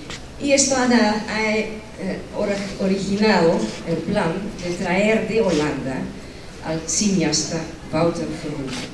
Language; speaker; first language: Spanish; non-native, fluent; Dutch